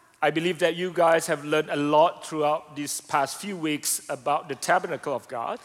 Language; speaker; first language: English; non-native, fluent; Indonesian